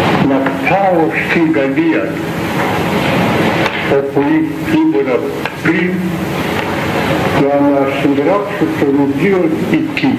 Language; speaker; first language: Greek; non-native, fluent; Russian